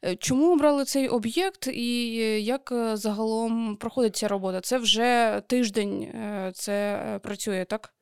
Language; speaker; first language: Ukrainian; native; Ukrainian